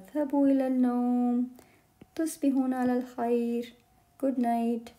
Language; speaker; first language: Arabic; non-native, fluent; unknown